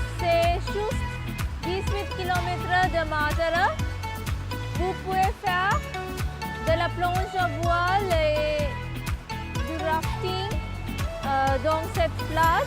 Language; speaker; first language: French; non-native, local second language; Sinhala